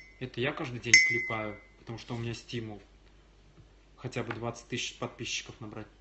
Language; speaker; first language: Russian; native; Russian